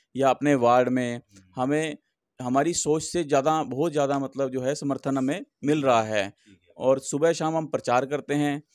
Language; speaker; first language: Hindi; native; Hindi